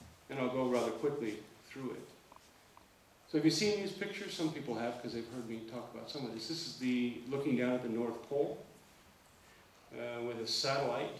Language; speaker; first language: English; native; English